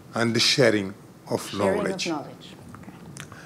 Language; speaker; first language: English; non-native, fluent; Portuguese